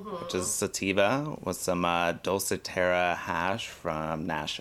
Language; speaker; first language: English; native; English